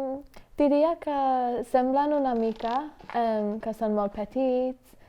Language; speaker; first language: Catalan; non-native, fluent; English